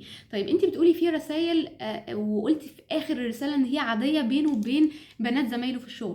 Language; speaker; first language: Arabic; native; Arabic